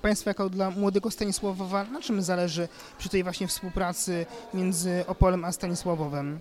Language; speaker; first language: Polish; native; Polish